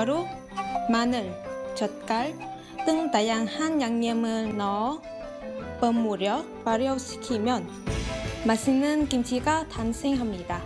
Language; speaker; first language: Korean; non-native, fluent; Vietnamese